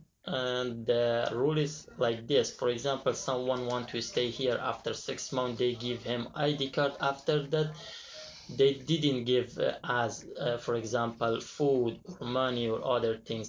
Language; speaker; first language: English; non-native, learner; Persian